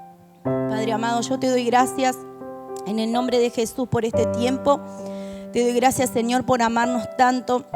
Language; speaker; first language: Spanish; native; Spanish